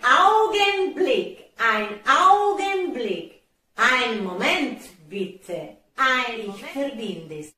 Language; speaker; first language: German; non-native, fluent; Italian